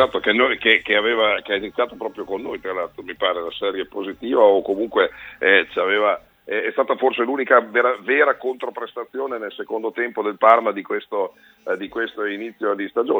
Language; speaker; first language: Italian; native; Italian